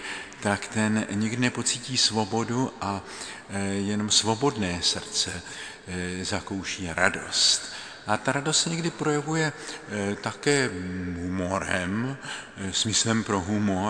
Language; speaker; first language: Czech; native; Czech